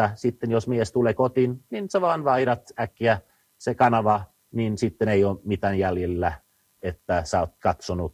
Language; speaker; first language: Finnish; non-native, fluent; Swedish